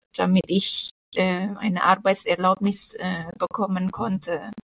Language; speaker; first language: German; non-native, fluent; Indonesian